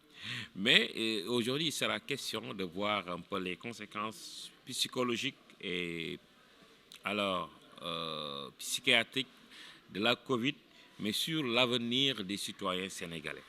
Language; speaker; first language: French; non-native, local second language; Wolof